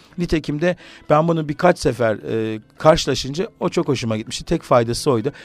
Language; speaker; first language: Turkish; native; Turkish